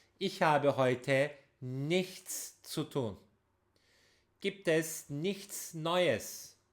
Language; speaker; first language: German; non-native, fluent; Turkish